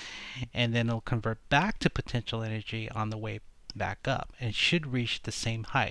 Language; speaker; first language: English; native; English